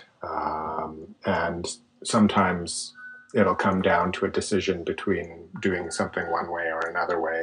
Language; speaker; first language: English; native; English